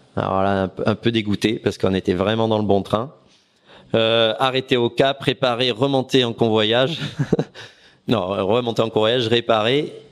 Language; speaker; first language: French; native; French